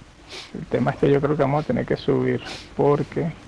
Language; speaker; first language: Spanish; native; Spanish